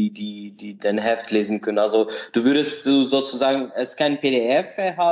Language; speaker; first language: German; non-native, learner; Portuguese